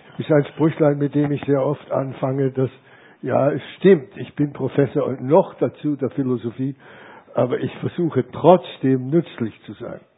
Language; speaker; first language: German; native; German